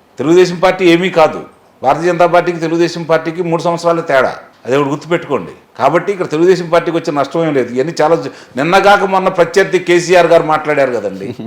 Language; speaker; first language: Telugu; native; Telugu